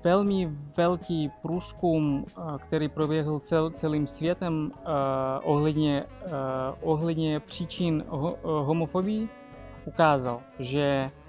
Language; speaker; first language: Czech; non-native, fluent; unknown